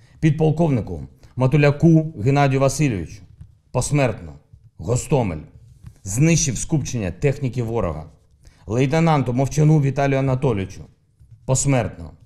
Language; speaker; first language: Ukrainian; non-native, local second language; Russian